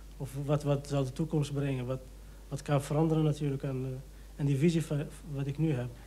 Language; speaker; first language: Dutch; non-native, fluent; Arabic